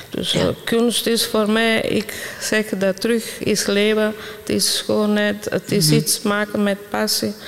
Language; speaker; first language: Dutch; non-native, fluent; Italian